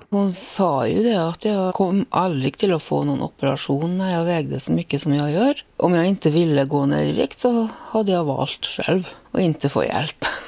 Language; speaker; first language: Swedish; native; Swedish